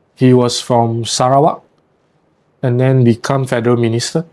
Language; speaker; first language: English; non-native, local second language; Malay